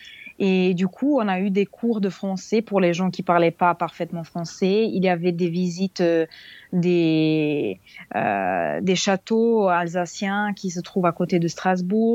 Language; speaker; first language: French; non-native, fluent; Serbian